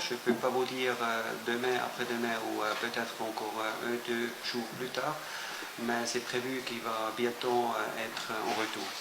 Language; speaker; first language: French; non-native, fluent; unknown